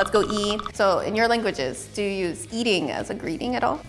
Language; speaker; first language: English; native; English